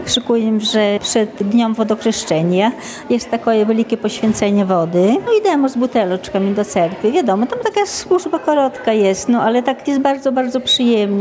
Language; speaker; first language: Ukrainian; native; Ukrainian